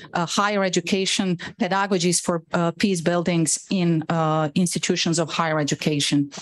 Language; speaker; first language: English; non-native, fluent; Bosnian